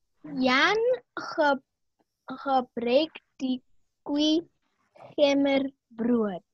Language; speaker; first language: Afrikaans; non-native, local second language; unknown